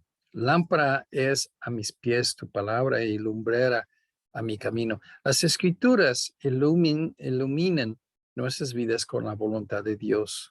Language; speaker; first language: Spanish; non-native, fluent; English